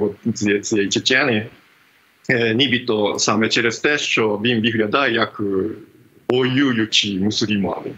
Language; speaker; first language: Ukrainian; non-native, fluent; Japanese